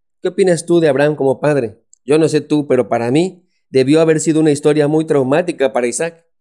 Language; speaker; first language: Spanish; native; Spanish